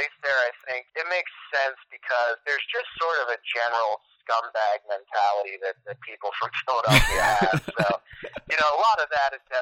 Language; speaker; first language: English; native; English